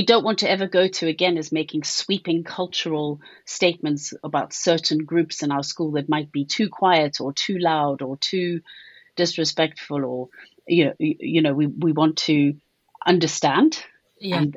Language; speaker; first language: English; native; English